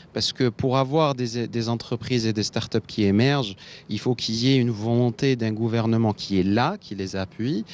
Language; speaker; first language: French; non-native, local second language; Arabic